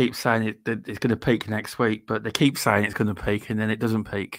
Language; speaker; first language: English; native; English